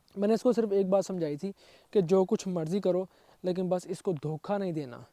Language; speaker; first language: Urdu; non-native, local second language; Punjabi